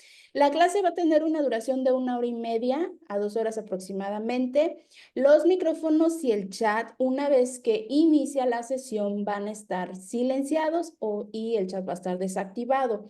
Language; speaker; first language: Spanish; native; Spanish